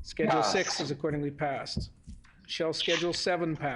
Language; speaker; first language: English; native; English